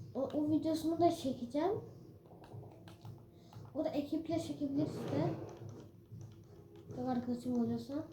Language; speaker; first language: Turkish; early bilingual, heritage; Turkish